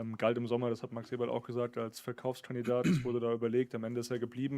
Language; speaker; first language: German; native; German